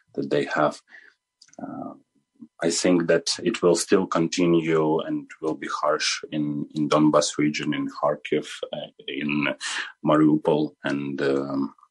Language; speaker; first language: English; non-native, fluent; Ukrainian